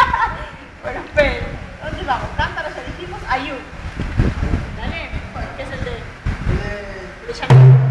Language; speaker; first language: Spanish; native; Spanish